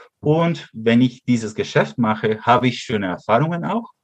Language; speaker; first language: German; early bilingual, heritage; Spanish